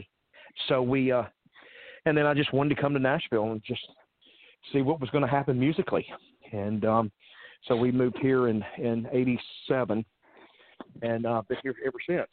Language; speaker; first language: English; native; English